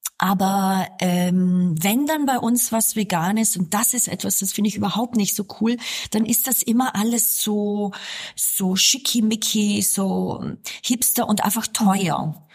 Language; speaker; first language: German; native; German